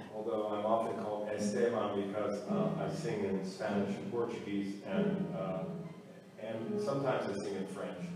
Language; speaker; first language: English; native; English